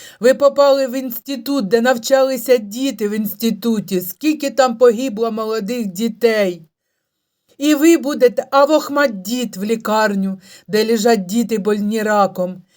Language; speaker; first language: Ukrainian; non-native, local second language; Russian